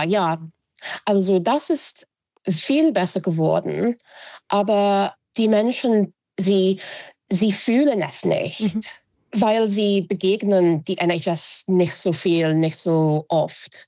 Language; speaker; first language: German; non-native, fluent; English